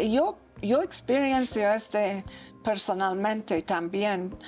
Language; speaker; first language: Spanish; non-native, learner; English